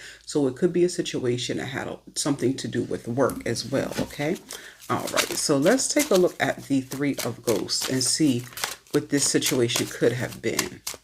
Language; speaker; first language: English; native; English